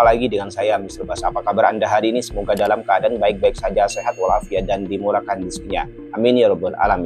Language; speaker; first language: Indonesian; native; Indonesian